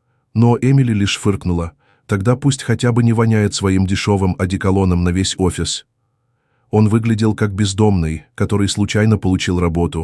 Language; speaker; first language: Russian; native; Russian